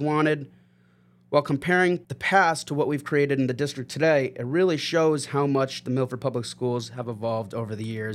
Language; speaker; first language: English; native; English